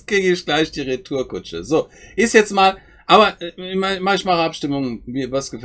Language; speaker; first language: German; native; German